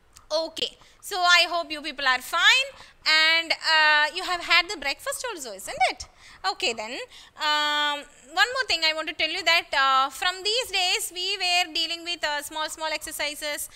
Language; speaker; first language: English; non-native, local second language; Malayalam